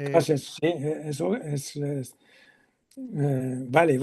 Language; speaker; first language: Spanish; non-native, learner; French